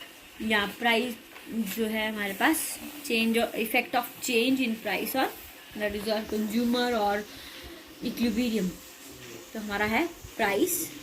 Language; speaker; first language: Hindi; native; Hindi